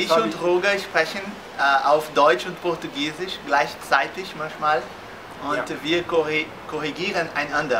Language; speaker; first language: German; non-native, fluent; Portuguese